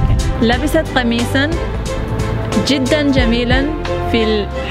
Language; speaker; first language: Arabic; non-native, learner; English